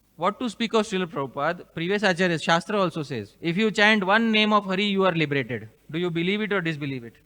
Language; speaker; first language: English; non-native, local second language; Hindi